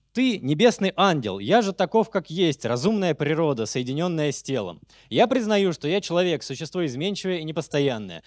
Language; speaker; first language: Russian; native; Russian